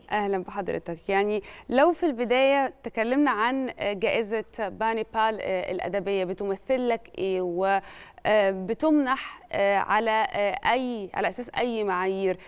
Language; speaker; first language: Arabic; native; Arabic